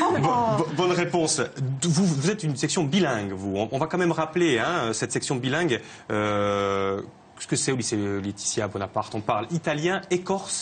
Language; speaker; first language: French; native; French